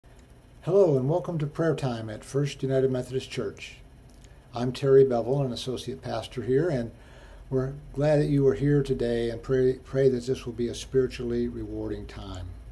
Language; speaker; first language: English; native; English